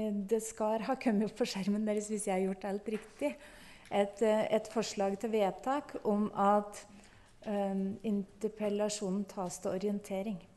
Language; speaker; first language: Norwegian; native; Norwegian